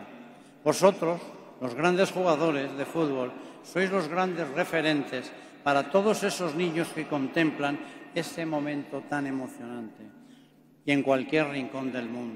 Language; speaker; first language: Spanish; native; Spanish